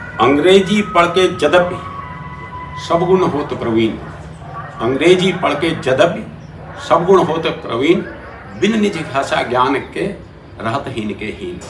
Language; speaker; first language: Hindi; native; Hindi